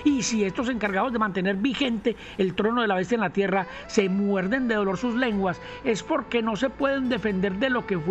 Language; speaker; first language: Spanish; native; Spanish